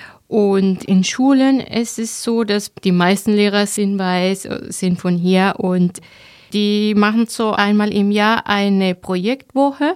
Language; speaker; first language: German; non-native, fluent; Spanish